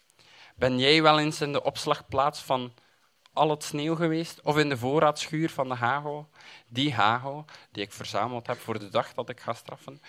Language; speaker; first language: Dutch; native; Dutch